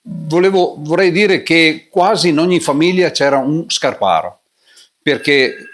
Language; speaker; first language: Italian; native; Italian